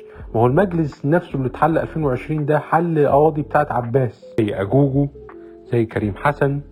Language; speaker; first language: Arabic; native; Arabic